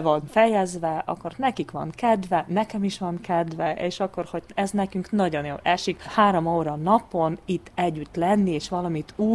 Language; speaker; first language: Hungarian; non-native, local second language; Ukrainian